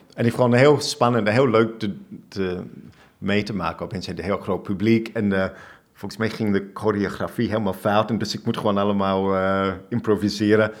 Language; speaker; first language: Dutch; non-native, fluent; English